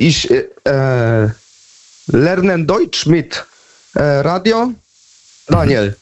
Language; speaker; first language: German; non-native, learner; Polish